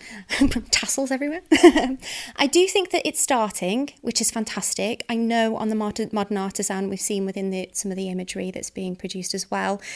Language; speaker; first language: English; native; English